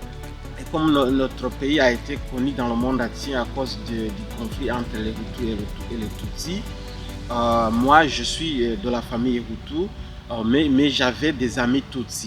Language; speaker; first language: French; non-native, local second language; Kinyarwanda